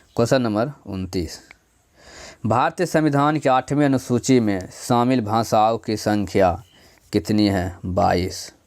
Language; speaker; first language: Hindi; native; Hindi